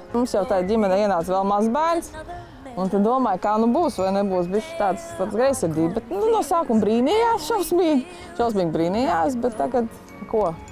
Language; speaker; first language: Latvian; native; Latvian